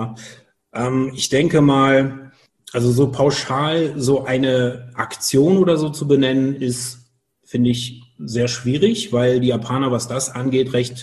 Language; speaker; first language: German; native; German